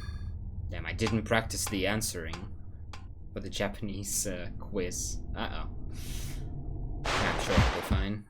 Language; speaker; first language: English; non-native, fluent; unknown